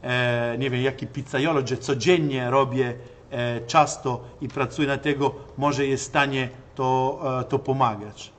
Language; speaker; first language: Polish; non-native, learner; Italian